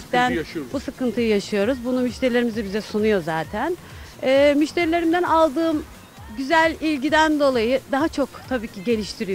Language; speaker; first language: Turkish; native; Turkish